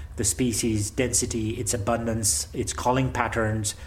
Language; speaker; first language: English; non-native, local second language; Gujarati